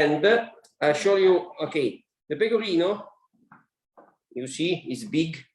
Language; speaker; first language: English; non-native, learner; Italian